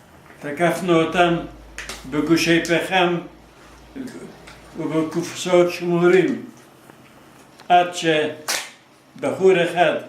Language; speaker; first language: Hebrew; non-native, fluent; Hungarian